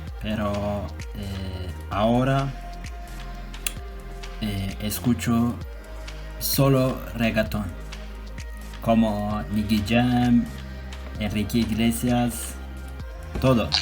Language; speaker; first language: Spanish; non-native, learner; Turkish